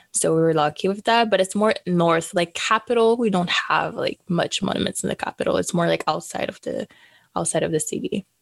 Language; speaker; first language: English; non-native, fluent; French